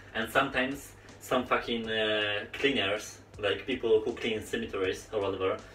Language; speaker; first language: English; non-native, fluent; Polish